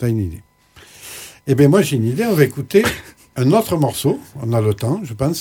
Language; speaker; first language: French; native; French